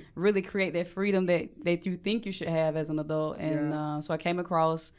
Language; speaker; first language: English; native; English